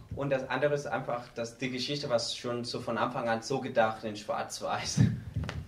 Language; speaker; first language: German; non-native, learner; Spanish